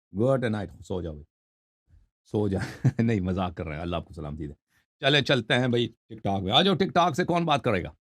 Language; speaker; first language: Urdu; native; Urdu